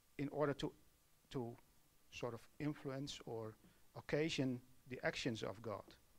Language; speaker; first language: English; non-native, fluent; Dutch